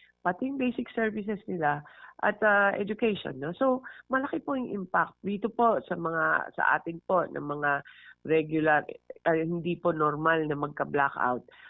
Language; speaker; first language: Filipino; non-native, local second language; Hiligaynon